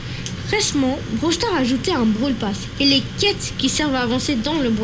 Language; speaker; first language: French; native; French